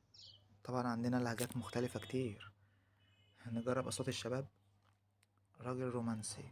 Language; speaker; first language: Arabic; native; Arabic